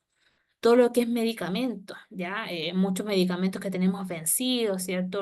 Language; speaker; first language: Spanish; native; Spanish